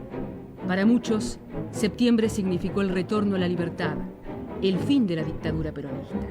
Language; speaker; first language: Spanish; native; Spanish